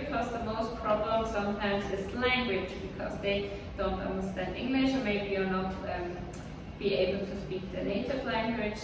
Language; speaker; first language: English; non-native, fluent; Swiss German